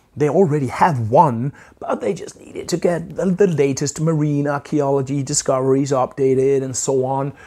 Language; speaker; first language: English; non-native, fluent; Danish